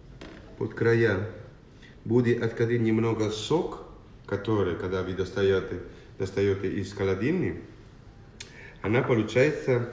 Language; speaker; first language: Russian; non-native, learner; Italian